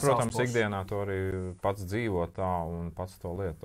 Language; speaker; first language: Latvian; native; Latvian